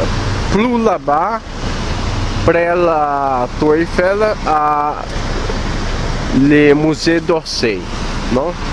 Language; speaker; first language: French; non-native, learner; Portuguese